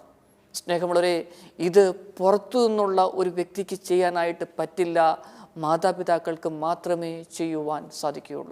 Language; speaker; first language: Malayalam; native; Malayalam